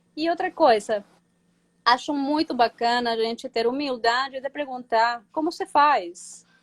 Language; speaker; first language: Portuguese; non-native, fluent; Spanish